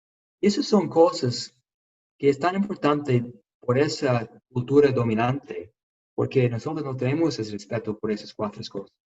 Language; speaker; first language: Spanish; non-native, fluent; English